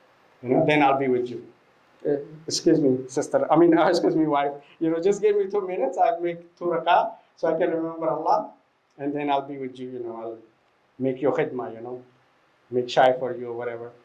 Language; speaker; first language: English; non-native, fluent; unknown